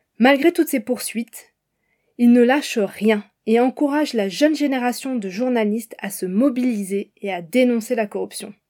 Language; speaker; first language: French; native; French